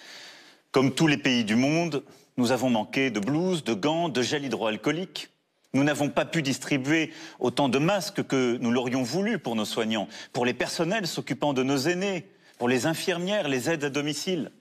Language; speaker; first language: French; native; French